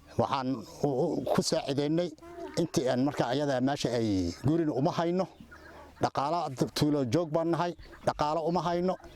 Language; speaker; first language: Somali; native; Somali